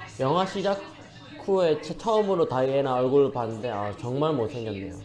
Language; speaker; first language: Korean; native; Korean